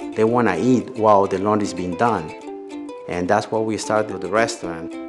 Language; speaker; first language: English; non-native, fluent; Spanish